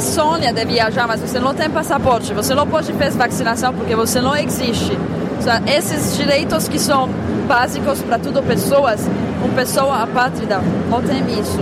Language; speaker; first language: Portuguese; non-native, learner; Arabic